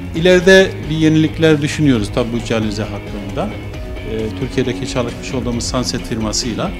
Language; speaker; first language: Turkish; native; Turkish